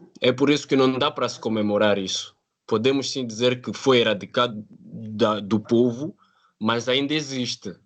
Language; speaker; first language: Portuguese; non-native, fluent; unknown